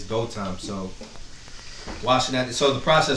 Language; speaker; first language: English; native; English